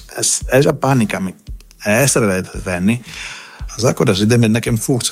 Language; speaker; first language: Hungarian; non-native, learner; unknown